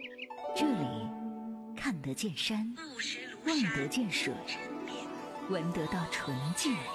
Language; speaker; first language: Chinese; native; Chinese